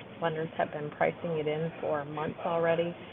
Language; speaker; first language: English; native; English